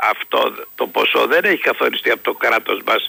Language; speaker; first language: Greek; native; Greek